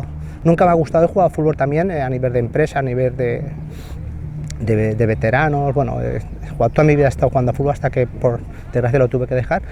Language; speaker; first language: Spanish; native; Spanish